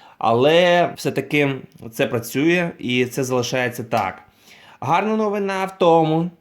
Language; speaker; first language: Ukrainian; non-native, local second language; Russian